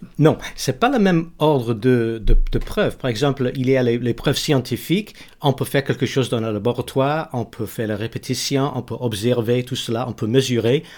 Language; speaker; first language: French; non-native, learner; English